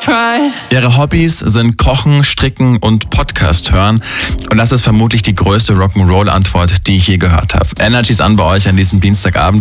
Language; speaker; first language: German; native; German